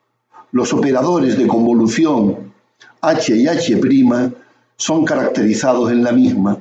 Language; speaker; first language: Spanish; native; Spanish